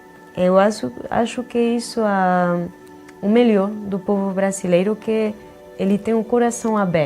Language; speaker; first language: Portuguese; non-native, fluent; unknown